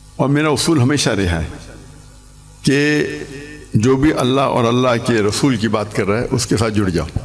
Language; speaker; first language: Urdu; non-native, local second language; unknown